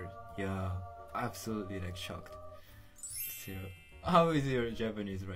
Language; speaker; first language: English; non-native, fluent; Japanese